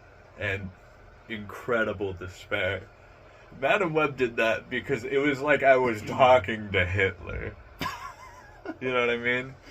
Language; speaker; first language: English; native; English